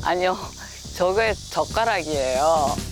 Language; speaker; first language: Korean; native; Korean